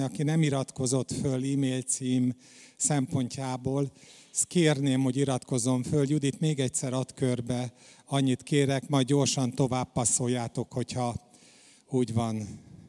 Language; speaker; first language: Hungarian; native; Hungarian